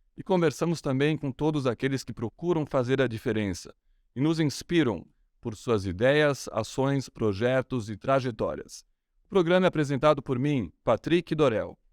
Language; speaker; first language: Portuguese; non-native, fluent; German